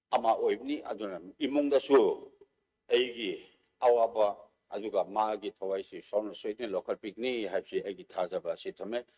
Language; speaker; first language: Manipuri; non-native, local second language; Tangkhul Naga (India)